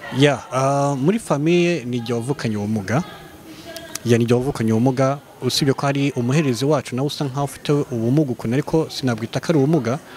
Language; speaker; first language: Kinyarwanda; early bilingual, heritage; Kinyarwanda